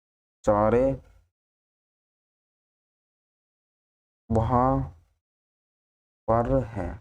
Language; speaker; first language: Hindi; native; Hindi